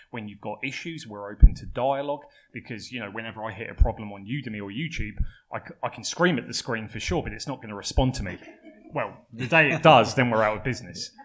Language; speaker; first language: English; native; English